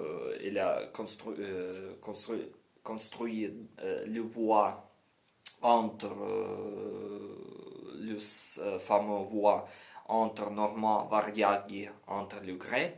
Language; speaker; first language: French; non-native, learner; Ukrainian